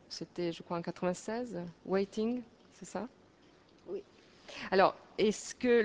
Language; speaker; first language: French; native; French